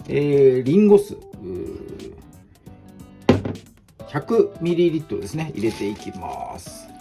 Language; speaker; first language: Japanese; native; Japanese